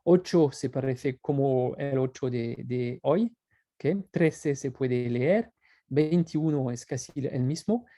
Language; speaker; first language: Spanish; non-native, fluent; French